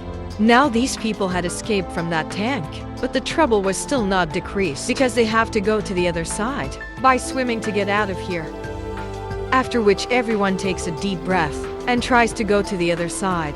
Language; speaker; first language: English; non-native, local second language; Hindi